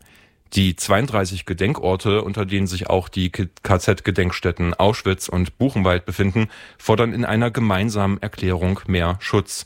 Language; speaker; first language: German; native; German